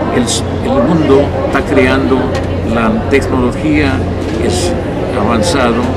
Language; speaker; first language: Spanish; non-native, fluent; Hungarian